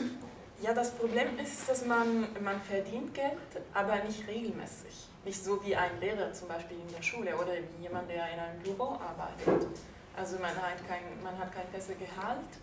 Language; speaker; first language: German; non-native, fluent; Italian